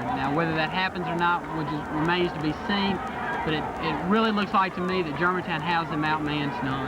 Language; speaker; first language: English; native; English